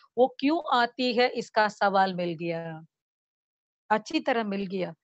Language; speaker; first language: Hindi; non-native, local second language; Tamil